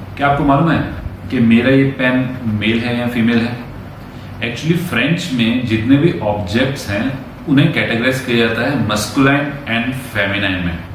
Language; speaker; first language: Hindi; native; Hindi